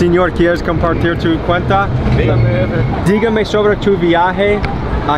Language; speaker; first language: Spanish; non-native, learner; English